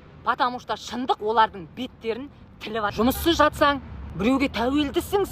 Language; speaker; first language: Kazakh; native; Kazakh